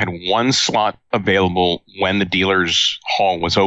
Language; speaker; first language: English; native; English